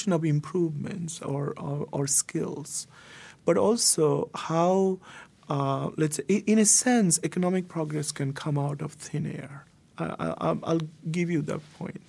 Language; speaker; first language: English; non-native, local second language; Bangla